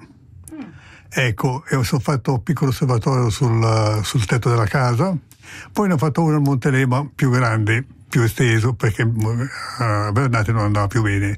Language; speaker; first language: Italian; native; Italian